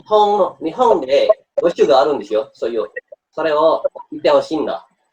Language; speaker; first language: Japanese; non-native, learner; Indonesian